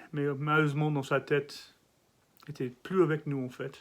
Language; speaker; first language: French; non-native, learner; English